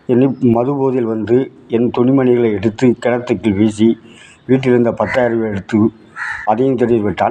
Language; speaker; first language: Tamil; native; Tamil